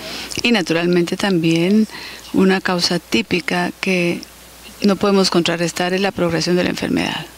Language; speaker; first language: Spanish; native; Spanish